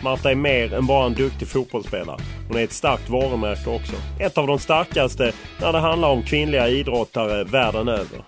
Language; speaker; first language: Swedish; native; Swedish